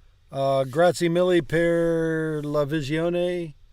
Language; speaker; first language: Italian; non-native, learner; English